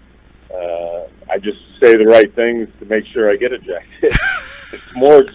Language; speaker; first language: English; native; English